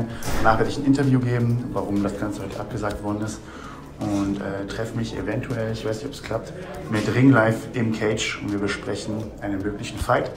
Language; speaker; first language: German; native; German